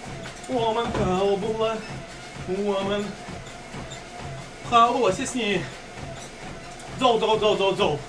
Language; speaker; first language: Chinese; non-native, learner; Russian